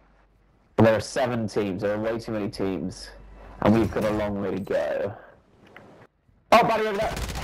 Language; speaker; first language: English; native; English